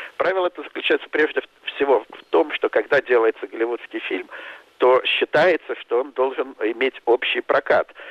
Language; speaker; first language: Russian; native; Russian